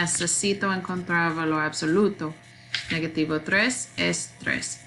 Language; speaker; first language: Spanish; non-native, learner; English